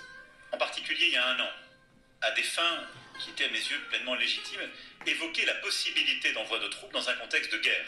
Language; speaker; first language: French; native; French